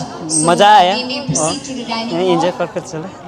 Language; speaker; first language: Hindi; non-native, local second language; Nepali